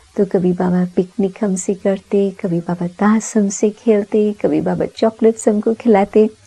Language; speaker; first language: Hindi; early bilingual, heritage; Sindhi